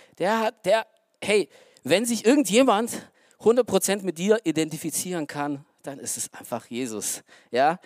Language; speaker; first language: German; early bilingual, other home language; Romanian